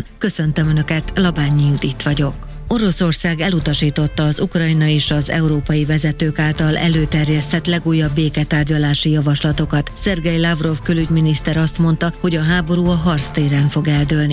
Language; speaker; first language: Hungarian; native; Hungarian